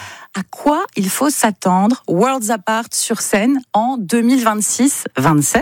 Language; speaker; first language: French; native; French